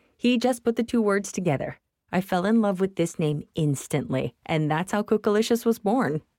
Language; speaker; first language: English; non-native, local second language; Tamil